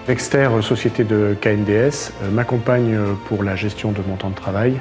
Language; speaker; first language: French; native; French